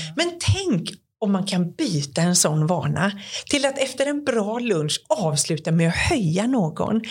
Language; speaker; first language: Swedish; native; Swedish